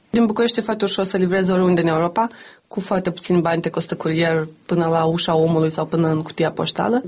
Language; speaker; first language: Romanian; native; Romanian